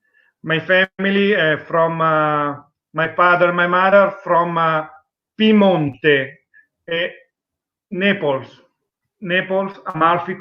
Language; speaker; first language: English; non-native, learner; Italian